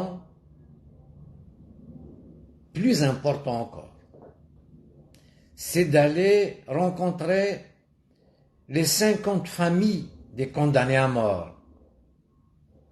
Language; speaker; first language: French; non-native, local second language; Kabyle